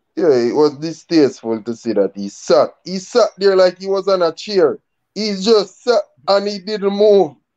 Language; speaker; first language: English; native; English